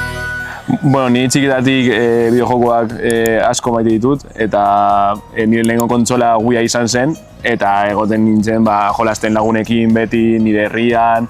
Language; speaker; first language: Basque; non-native, local second language; Spanish